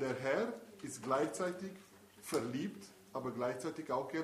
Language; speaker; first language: German; non-native, fluent; Italian